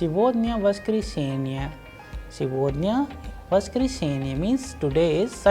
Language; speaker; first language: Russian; non-native, fluent; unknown